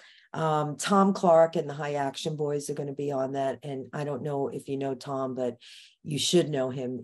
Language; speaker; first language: English; native; English